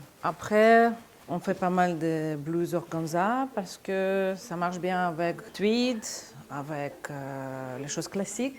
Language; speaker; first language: French; non-native, fluent; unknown